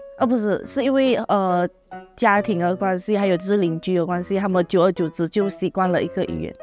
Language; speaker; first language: Chinese; non-native, local second language; Iban